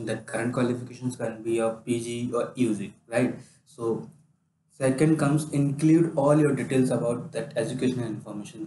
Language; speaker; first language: English; non-native, local second language; Hindi